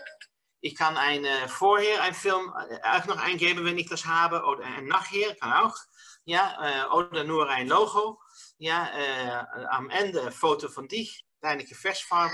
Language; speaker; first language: German; non-native, learner; Dutch